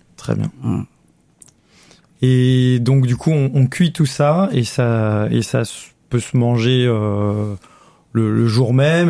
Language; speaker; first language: French; native; French